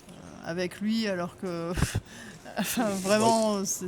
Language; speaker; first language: French; native; French